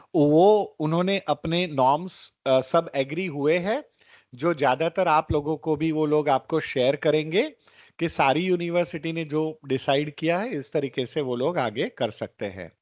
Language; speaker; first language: Hindi; non-native, local second language; Gujarati